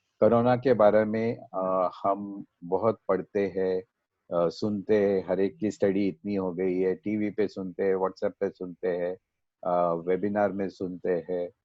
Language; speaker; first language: Hindi; non-native, local second language; Marathi